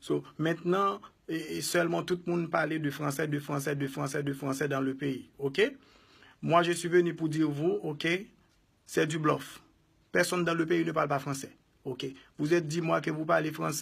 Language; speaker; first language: French; non-native, local second language; Haitian Creole